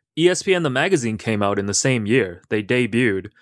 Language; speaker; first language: English; native; English